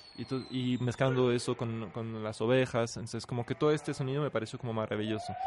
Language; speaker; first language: Spanish; non-native, fluent; French